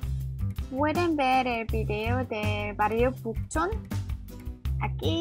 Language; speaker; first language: Spanish; non-native, learner; Korean